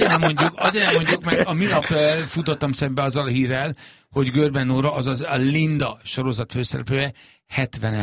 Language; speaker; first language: Hungarian; native; Hungarian